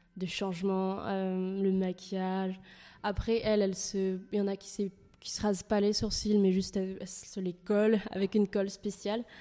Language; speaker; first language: French; native; French